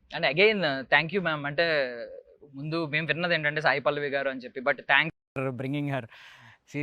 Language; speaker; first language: Telugu; native; Telugu